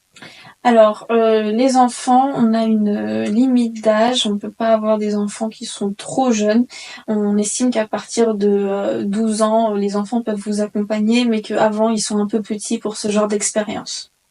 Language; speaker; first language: French; native; French